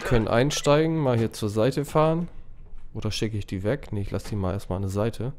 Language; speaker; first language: German; native; German